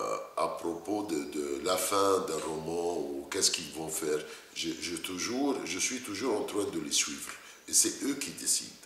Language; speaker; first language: French; non-native, fluent; Arabic